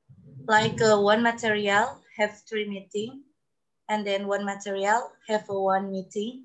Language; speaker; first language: English; non-native, learner; Indonesian